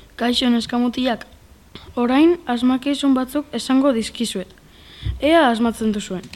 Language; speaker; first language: Basque; native; Basque